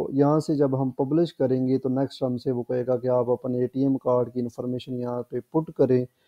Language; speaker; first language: Urdu; non-native, local second language; Punjabi